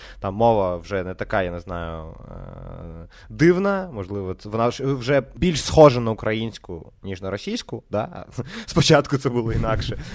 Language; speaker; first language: Ukrainian; non-native, local second language; Russian